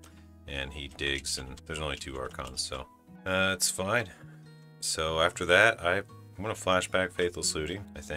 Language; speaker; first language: English; native; English